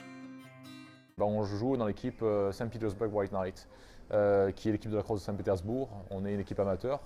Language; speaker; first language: French; native; French